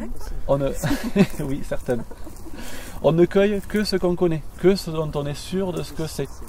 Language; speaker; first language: French; native; French